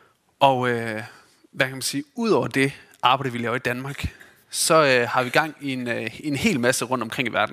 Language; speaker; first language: Danish; native; Danish